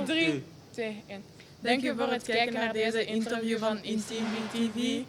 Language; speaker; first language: Dutch; early bilingual, heritage; Kinyarwanda